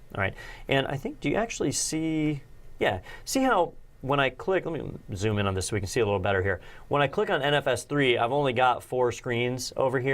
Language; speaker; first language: English; native; English